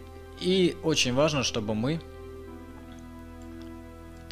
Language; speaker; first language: Russian; native; Russian